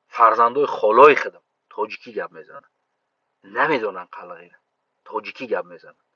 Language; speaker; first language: Tajik; non-native, local second language; Uzbek